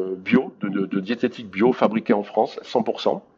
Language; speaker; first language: French; native; French